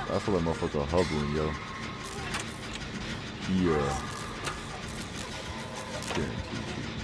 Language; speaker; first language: English; native; English